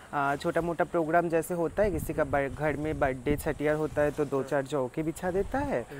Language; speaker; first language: Hindi; non-native, local second language; Bangla